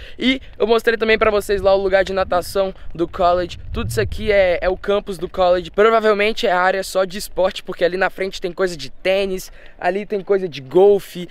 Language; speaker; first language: Portuguese; early bilingual, heritage; Portuguese